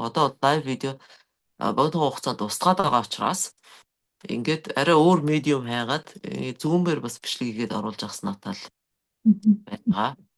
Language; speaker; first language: Mongolian; native; Mongolian